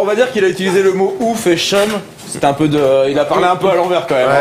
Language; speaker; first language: French; native; French